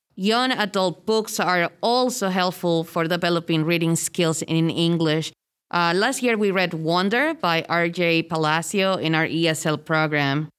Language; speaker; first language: English; non-native, fluent; Spanish